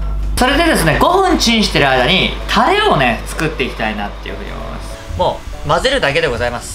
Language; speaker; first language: Japanese; native; Japanese